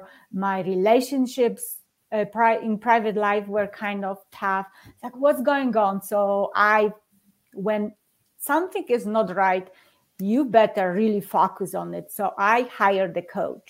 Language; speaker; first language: English; non-native, fluent; Polish